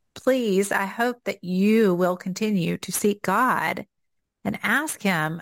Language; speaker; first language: English; native; English